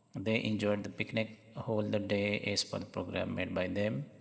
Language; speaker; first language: English; non-native, local second language; Urdu